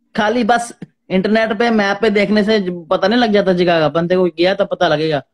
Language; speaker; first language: Hindi; native; Hindi